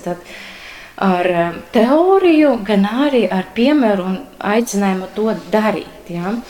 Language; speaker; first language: Latvian; non-native, local second language; Russian